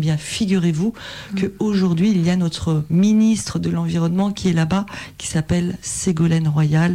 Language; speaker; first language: French; native; French